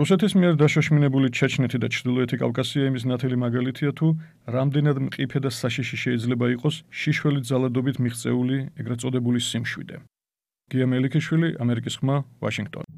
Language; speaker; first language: Georgian; native; Georgian